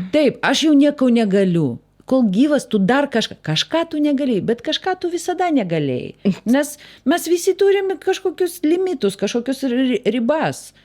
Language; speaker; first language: Lithuanian; non-native, local second language; Russian